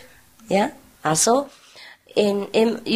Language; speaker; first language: German; non-native, learner; Vietnamese